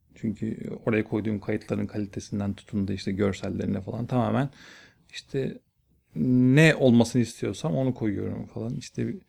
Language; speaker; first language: Turkish; native; Turkish